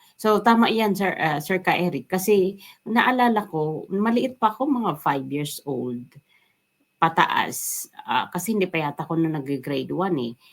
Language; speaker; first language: Filipino; non-native, local second language; Waray